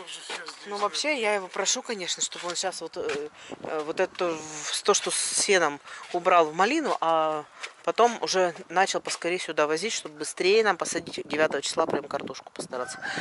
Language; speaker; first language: Russian; native; Russian